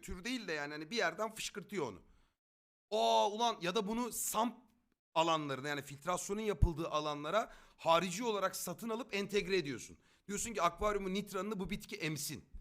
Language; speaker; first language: Turkish; native; Turkish